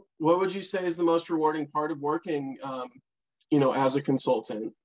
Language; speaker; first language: English; native; English